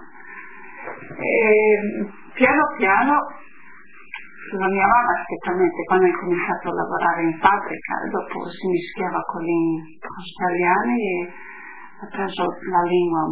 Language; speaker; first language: Italian; early bilingual, heritage; Italian